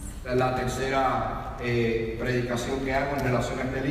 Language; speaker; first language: Spanish; native; Spanish